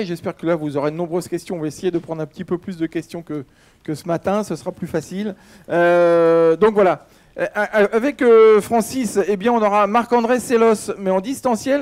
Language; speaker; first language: French; native; French